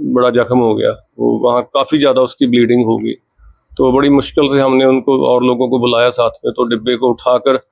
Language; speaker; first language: Hindi; native; Hindi